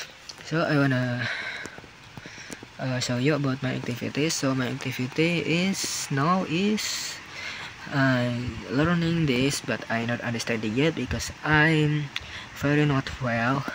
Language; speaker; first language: English; non-native, learner; Indonesian